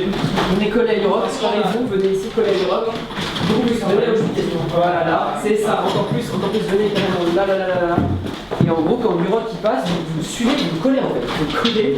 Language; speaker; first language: French; native; French